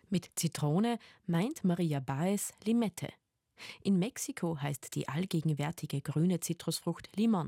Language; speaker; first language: German; native; German